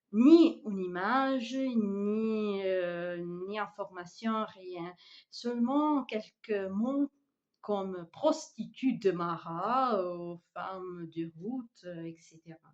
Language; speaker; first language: French; non-native, fluent; Italian